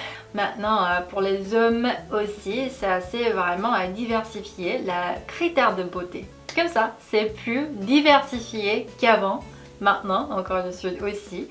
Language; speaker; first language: French; non-native, fluent; Korean